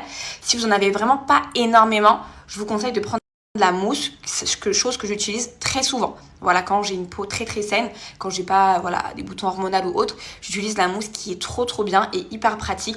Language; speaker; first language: French; native; French